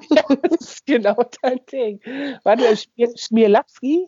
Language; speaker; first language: German; native; German